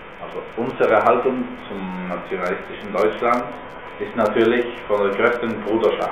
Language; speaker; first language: German; non-native, fluent; Spanish